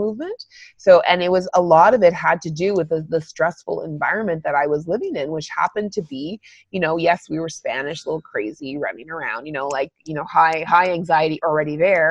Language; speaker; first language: English; native; English